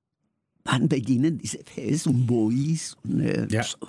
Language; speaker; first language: German; non-native, learner; Spanish